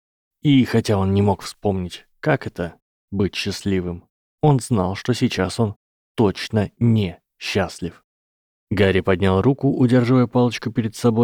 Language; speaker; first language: Russian; native; Russian